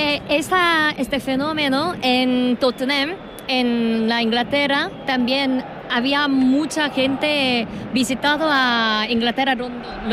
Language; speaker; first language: Spanish; non-native, learner; Korean